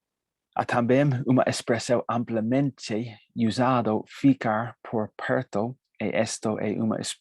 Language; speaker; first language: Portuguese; non-native, fluent; Spanish